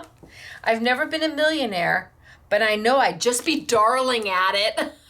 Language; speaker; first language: English; native; English